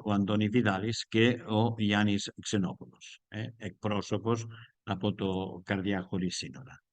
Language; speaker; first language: Greek; non-native, learner; Spanish